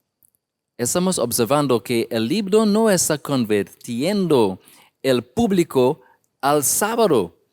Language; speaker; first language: Spanish; non-native, learner; English